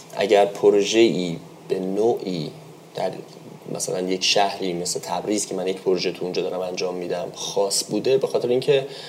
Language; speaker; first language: Persian; native; Persian